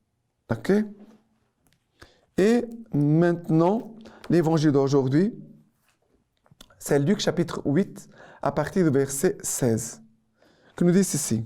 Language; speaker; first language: French; non-native, fluent; Portuguese